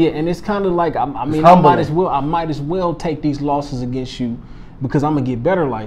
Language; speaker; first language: English; native; English